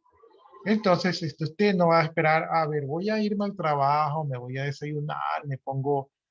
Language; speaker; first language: Spanish; native; Spanish